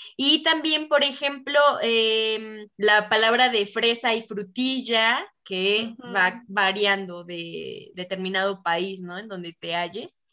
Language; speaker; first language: Spanish; native; Spanish